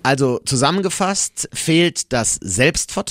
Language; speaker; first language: German; native; German